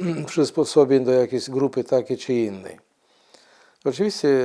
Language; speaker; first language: Polish; non-native, fluent; Ukrainian